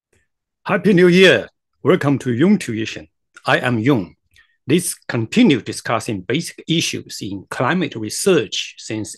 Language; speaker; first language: English; non-native, fluent; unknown